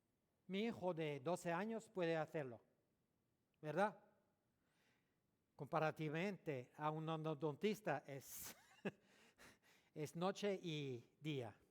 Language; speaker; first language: Spanish; non-native, learner; French